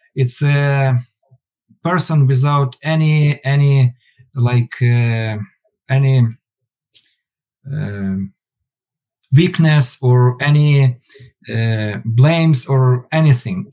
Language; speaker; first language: English; non-native, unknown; Ukrainian